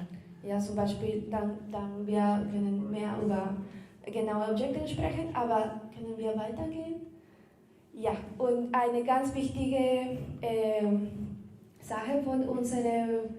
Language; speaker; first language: German; non-native, learner; Spanish